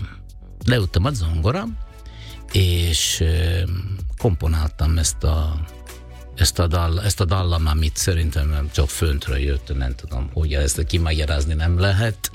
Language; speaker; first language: Hungarian; non-native, learner; Italian